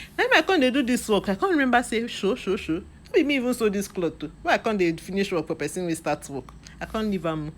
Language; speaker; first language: Nigerian Pidgin; non-native, local second language; Igbo